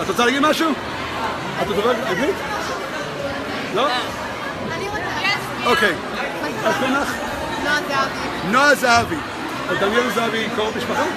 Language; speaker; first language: Hebrew; non-native, fluent; English